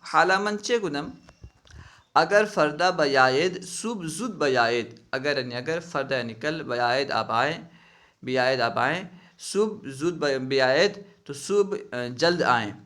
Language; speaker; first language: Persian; non-native, learner; Urdu